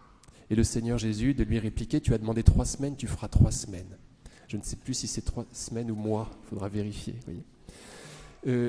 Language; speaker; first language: French; native; French